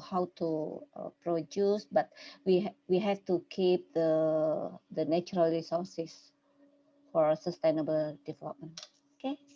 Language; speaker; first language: English; non-native, learner; Indonesian